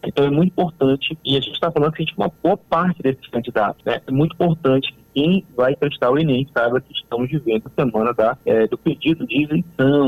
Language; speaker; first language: Portuguese; native; Portuguese